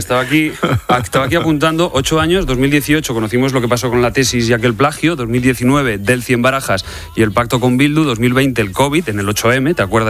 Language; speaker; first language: Spanish; native; Spanish